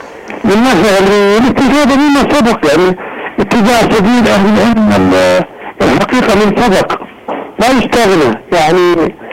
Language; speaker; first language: Arabic; native; Arabic